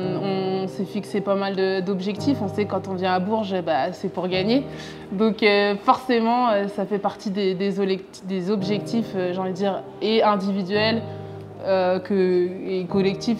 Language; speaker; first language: French; native; French